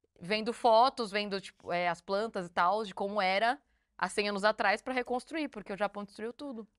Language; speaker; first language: Portuguese; native; Portuguese